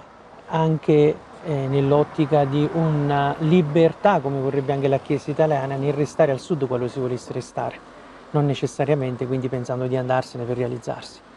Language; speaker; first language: Italian; native; Italian